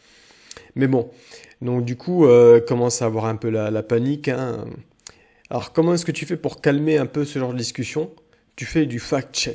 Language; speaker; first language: French; native; French